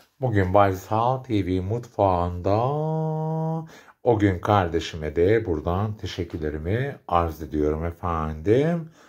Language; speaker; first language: Turkish; native; Turkish